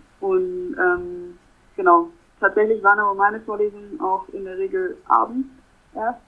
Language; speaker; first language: German; native; German